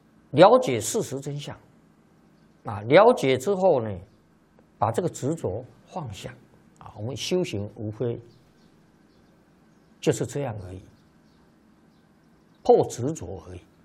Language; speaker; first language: Chinese; native; Chinese